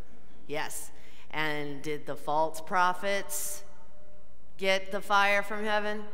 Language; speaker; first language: English; native; English